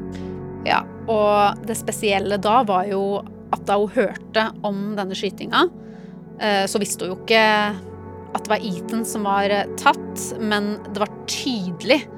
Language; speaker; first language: Norwegian; native; Norwegian